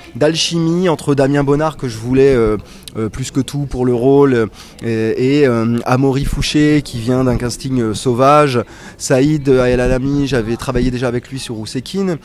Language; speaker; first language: French; native; French